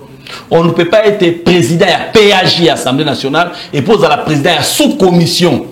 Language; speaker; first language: French; non-native, local second language; Lingala